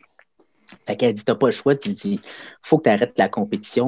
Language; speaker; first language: French; native; French